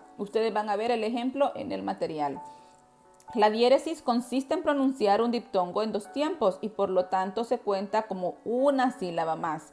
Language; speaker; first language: Spanish; native; Spanish